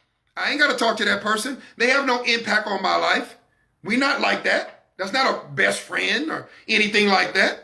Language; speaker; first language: English; native; English